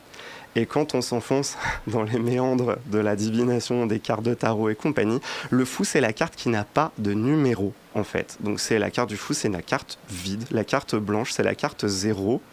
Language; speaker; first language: French; native; French